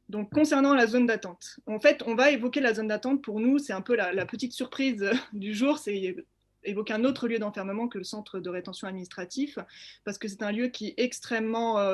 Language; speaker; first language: French; native; French